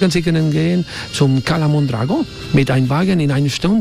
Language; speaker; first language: German; non-native, learner; Spanish